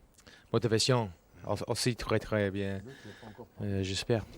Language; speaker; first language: French; non-native, learner; English